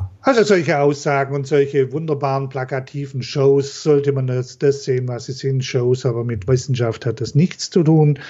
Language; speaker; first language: German; native; German